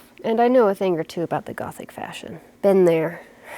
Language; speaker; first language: English; native; English